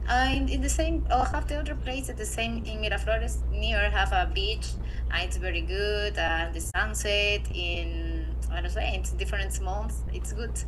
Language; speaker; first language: English; non-native, learner; Spanish